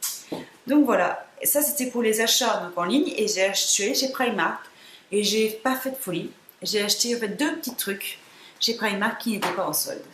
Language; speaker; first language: French; native; French